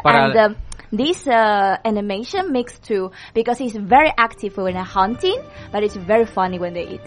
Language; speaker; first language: English; non-native, learner; Chinese